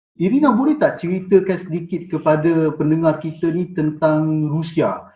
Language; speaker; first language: Malay; native; Malay